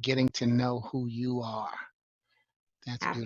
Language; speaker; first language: English; native; English